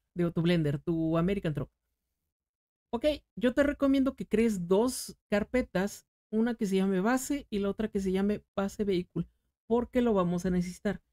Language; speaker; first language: Spanish; native; Spanish